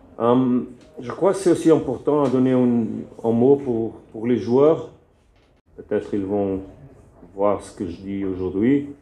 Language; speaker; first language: French; non-native, fluent; Portuguese